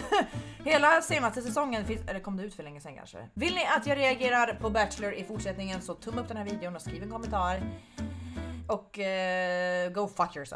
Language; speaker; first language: Swedish; native; Swedish